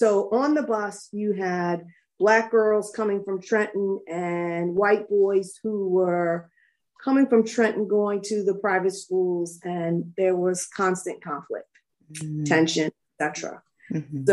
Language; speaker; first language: English; native; English